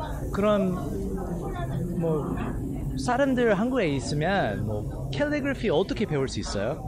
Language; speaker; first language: Korean; non-native, learner; English